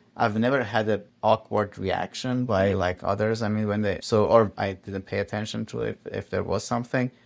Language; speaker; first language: English; non-native, fluent; Persian